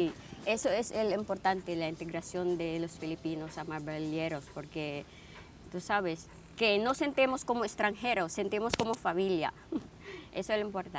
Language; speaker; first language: Spanish; non-native, fluent; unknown